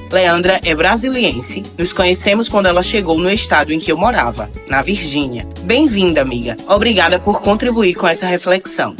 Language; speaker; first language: Portuguese; native; Portuguese